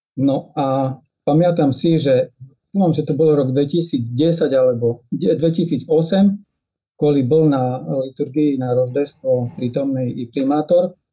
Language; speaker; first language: Slovak; native; Slovak